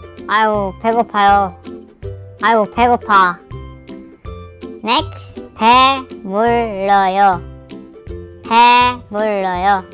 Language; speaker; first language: Korean; non-native, learner; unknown